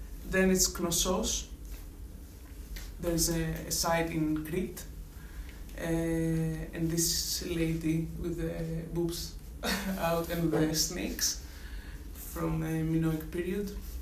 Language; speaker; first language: English; non-native, fluent; Greek